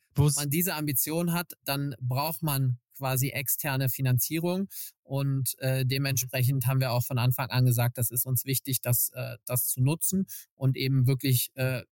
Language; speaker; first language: German; native; German